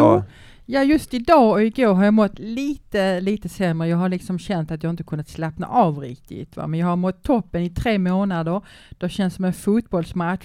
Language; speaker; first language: Swedish; native; Swedish